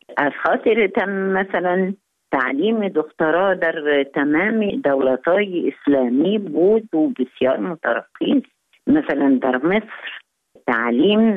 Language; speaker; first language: Persian; non-native, learner; Arabic